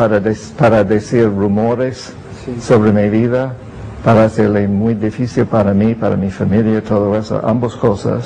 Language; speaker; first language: Spanish; non-native, fluent; English